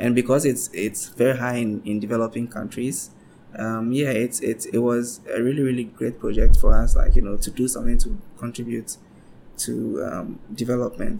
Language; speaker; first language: English; non-native, local second language; Ga